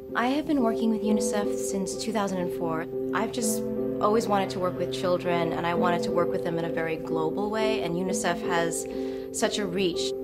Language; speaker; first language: English; early bilingual, other home language; Chinese